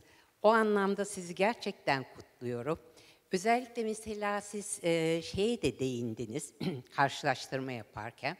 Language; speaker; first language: Turkish; native; Turkish